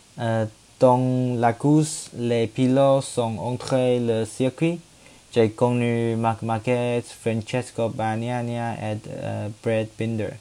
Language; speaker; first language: French; non-native, learner; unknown